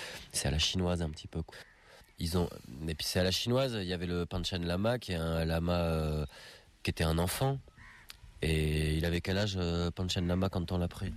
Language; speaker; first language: French; native; French